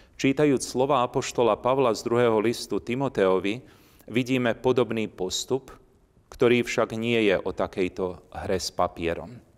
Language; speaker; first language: Slovak; native; Slovak